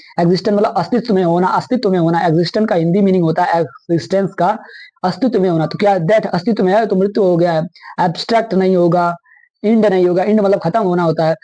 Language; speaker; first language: Hindi; native; Hindi